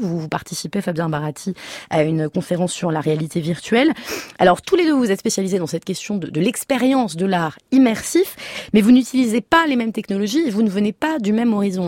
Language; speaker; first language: French; native; French